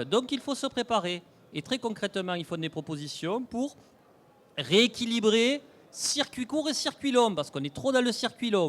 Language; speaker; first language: French; native; French